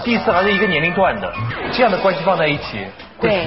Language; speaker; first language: Chinese; native; Chinese